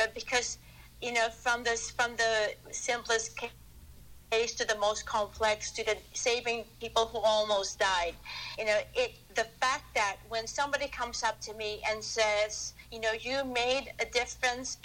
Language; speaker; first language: English; non-native, local second language; Filipino